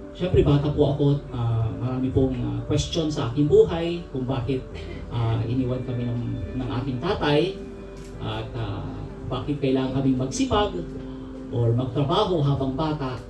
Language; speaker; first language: Filipino; non-native, local second language; Pangasinan